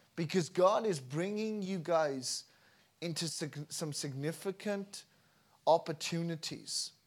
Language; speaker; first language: English; native; English